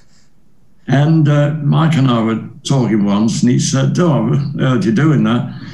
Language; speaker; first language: English; native; English